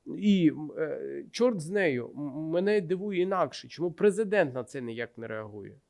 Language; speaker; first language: Ukrainian; non-native, local second language; Russian